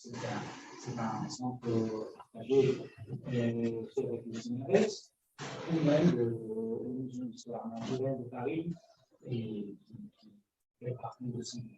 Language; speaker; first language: French; non-native, fluent; Spanish